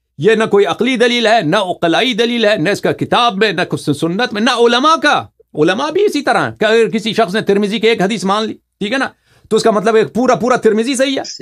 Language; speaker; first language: Hindi; non-native, fluent; Persian